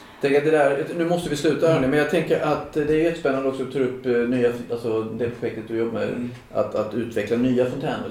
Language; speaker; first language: Swedish; native; Swedish